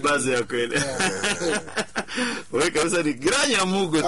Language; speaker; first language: French; non-native, local second language; Swahili